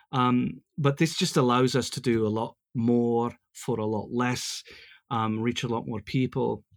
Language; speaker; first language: English; native; English